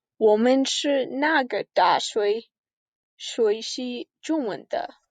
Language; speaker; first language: Chinese; non-native, learner; English